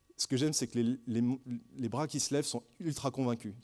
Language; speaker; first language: French; native; French